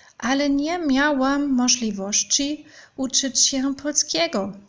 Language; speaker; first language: Polish; non-native, learner; German